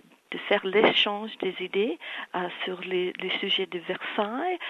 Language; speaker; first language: French; non-native, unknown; English